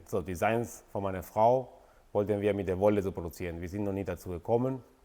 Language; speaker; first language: German; non-native, fluent; Spanish